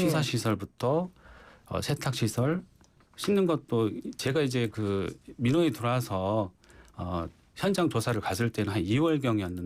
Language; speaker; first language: Korean; native; Korean